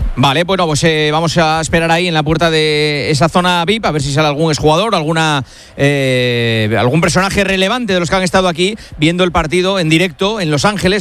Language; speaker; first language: Spanish; native; Spanish